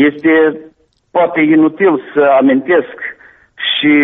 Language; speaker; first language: Romanian; native; Romanian